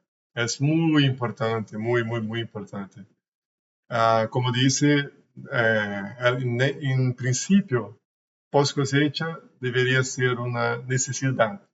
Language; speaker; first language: Spanish; non-native, learner; Portuguese